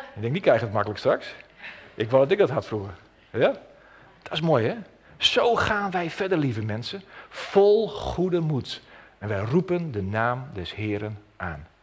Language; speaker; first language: Dutch; non-native, local second language; Western Frisian